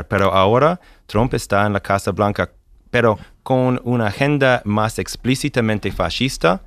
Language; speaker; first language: Spanish; non-native, fluent; English